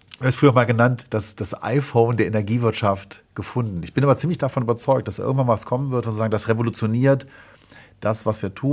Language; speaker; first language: German; native; German